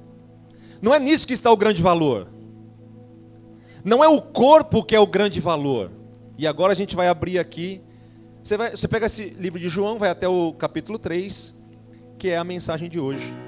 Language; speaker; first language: Portuguese; native; Portuguese